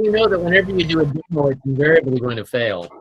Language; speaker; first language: English; native; English